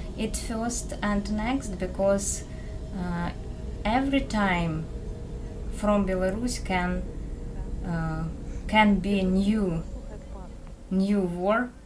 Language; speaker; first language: English; non-native, fluent; Ukrainian